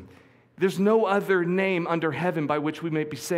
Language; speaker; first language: English; native; English